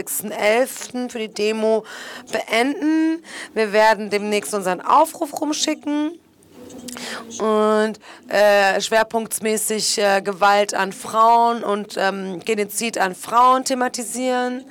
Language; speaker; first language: German; non-native, fluent; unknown